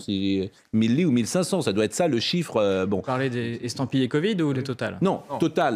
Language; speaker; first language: French; native; French